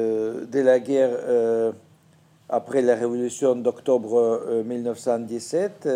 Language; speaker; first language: French; non-native, fluent; Russian